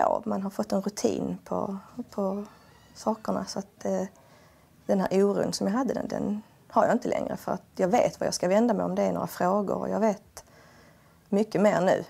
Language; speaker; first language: Swedish; native; Swedish